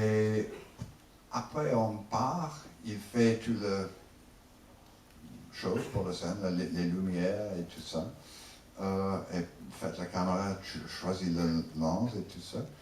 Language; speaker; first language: French; non-native, learner; English